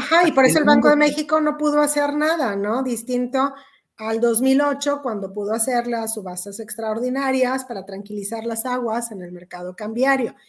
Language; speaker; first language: Spanish; native; Spanish